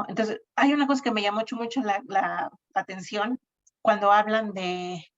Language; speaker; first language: Spanish; native; Spanish